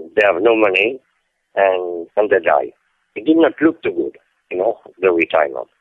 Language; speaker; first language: English; non-native, fluent; French